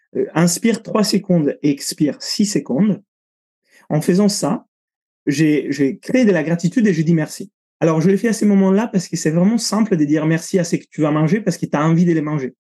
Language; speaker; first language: French; non-native, fluent; Italian